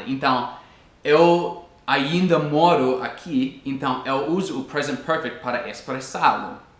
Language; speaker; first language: Portuguese; non-native, fluent; English